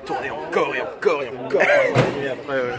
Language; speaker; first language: French; native; French